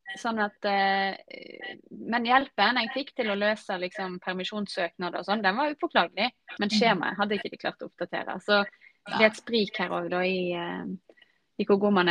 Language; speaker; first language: Norwegian; native; Norwegian